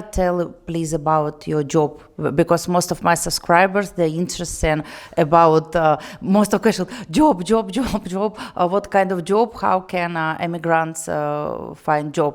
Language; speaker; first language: English; non-native, learner; Russian